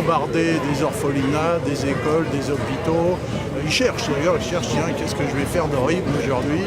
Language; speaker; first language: French; native; French